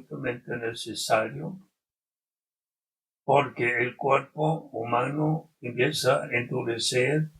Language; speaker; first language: Spanish; non-native, fluent; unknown